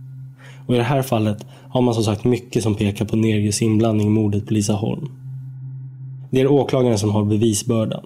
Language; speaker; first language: Swedish; native; Swedish